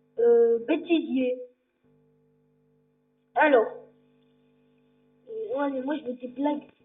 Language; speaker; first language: French; native; French